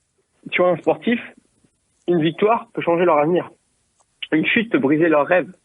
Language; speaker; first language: French; native; French